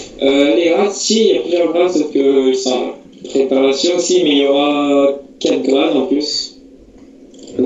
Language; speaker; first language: French; native; French